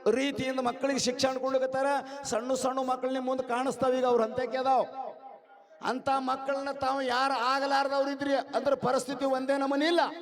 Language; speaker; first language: Kannada; native; Kannada